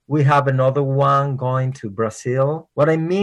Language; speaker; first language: English; non-native, fluent; Spanish